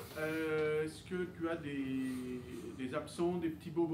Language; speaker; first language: French; native; French